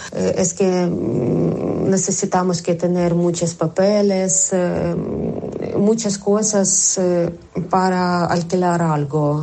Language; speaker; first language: Spanish; non-native, learner; Ukrainian